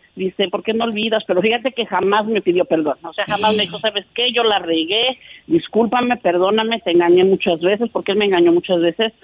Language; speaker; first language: Spanish; native; Spanish